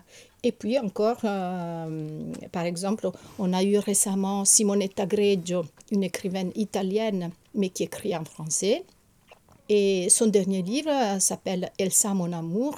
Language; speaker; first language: French; non-native, fluent; Italian